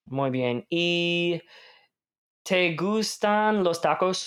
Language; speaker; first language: Spanish; non-native, fluent; English